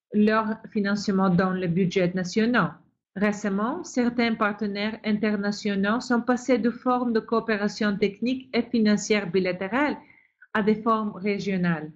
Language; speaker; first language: French; non-native, fluent; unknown